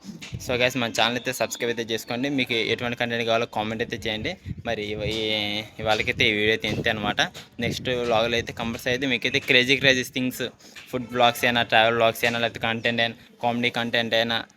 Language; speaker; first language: Telugu; native; Telugu